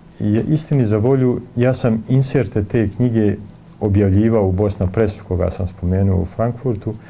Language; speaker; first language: Bosnian; native; Bosnian